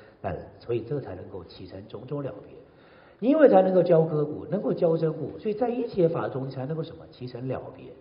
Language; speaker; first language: Chinese; native; Chinese